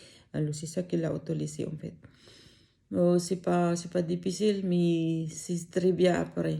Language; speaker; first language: French; non-native, learner; Filipino